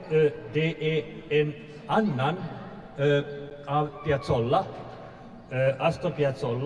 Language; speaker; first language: Swedish; native; Swedish